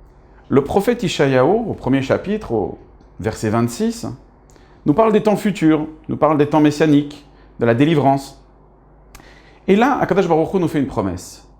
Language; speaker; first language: French; native; French